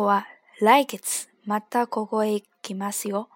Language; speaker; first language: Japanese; non-native, fluent; Chinese